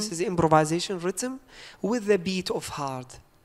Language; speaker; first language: English; non-native, learner; Arabic